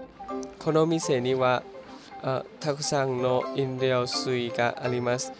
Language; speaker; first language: Japanese; non-native, learner; Thai